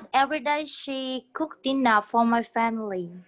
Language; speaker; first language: English; non-native, learner; Vietnamese